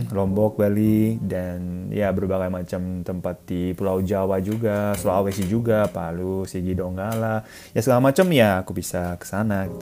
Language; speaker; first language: Indonesian; non-native, fluent; Japanese